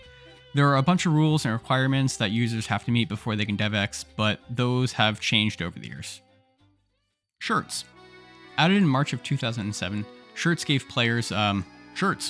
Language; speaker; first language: English; native; English